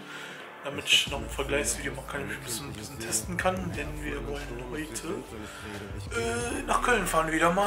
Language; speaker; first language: German; native; German